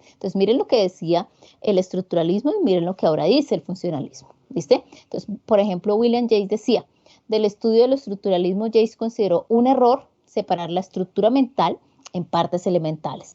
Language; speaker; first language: Spanish; native; Spanish